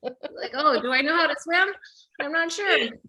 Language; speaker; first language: English; native; English